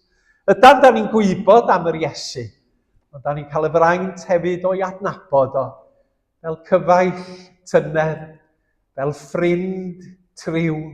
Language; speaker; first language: Welsh; native; Welsh